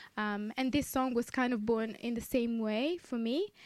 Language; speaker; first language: English; non-native, fluent; Italian